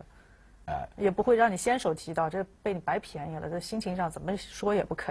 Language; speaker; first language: Chinese; native; Chinese